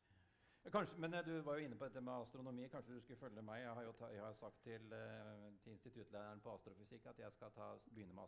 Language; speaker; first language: Norwegian; native; Norwegian